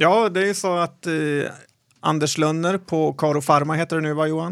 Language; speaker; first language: Swedish; native; Swedish